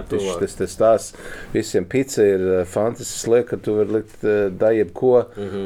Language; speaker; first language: Latvian; early bilingual, heritage; Latvian